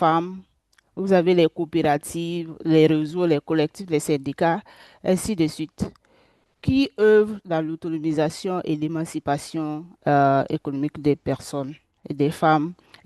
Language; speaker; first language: French; non-native, local second language; Susu